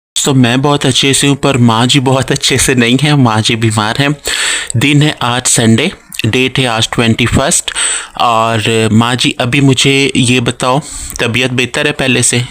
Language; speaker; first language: Urdu; non-native, local second language; Punjabi